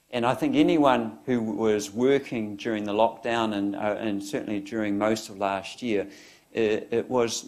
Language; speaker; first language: English; native; English